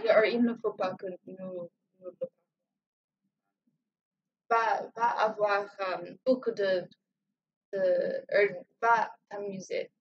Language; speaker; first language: French; non-native, learner; English